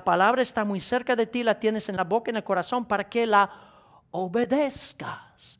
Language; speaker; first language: Spanish; non-native, fluent; English